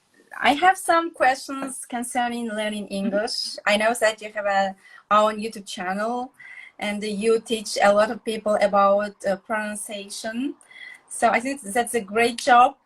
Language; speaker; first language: English; non-native, fluent; Kazakh